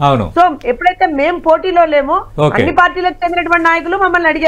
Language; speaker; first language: Telugu; native; Telugu